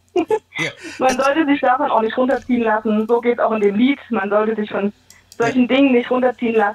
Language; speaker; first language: German; native; German